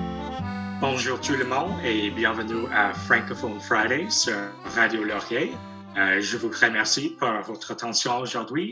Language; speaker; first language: French; non-native, learner; English